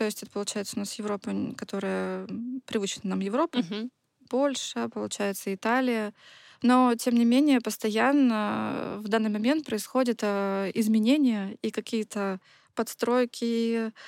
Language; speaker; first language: Russian; native; Russian